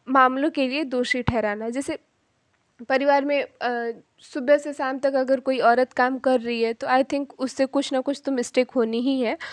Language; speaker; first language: Hindi; native; Hindi